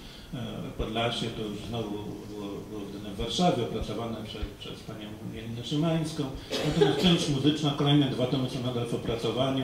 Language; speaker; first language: Polish; native; Polish